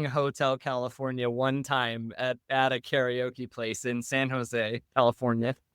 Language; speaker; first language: English; native; English